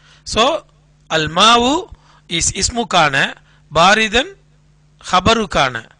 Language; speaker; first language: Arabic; non-native, fluent; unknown